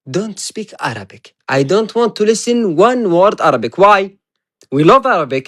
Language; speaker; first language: English; non-native, learner; Arabic